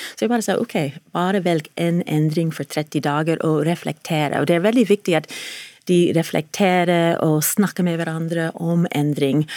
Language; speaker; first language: Norwegian; non-native, fluent; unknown